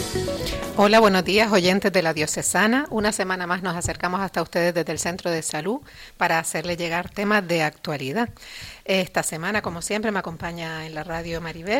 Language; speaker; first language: Spanish; native; Spanish